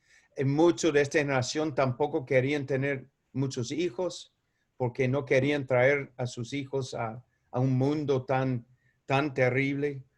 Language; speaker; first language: Spanish; non-native, fluent; English